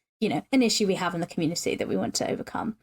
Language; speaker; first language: English; native; English